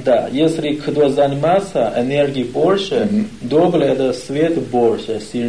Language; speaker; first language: Russian; non-native, learner; Chinese